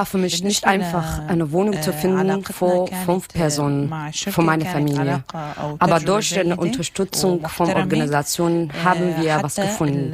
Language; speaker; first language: German; non-native, fluent; Arabic